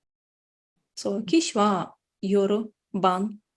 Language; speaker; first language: Japanese; non-native, fluent; Tatar